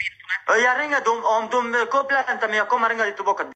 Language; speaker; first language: Swedish; non-native, learner; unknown